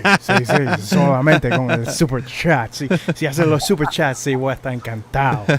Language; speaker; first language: Spanish; early bilingual, heritage; Spanish